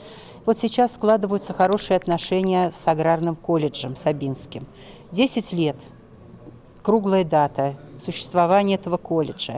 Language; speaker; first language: Russian; native; Russian